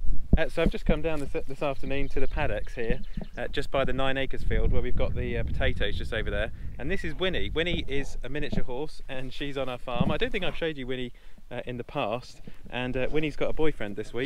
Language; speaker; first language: English; native; English